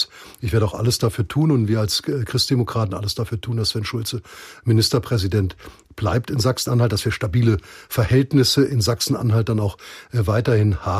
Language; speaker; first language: German; native; German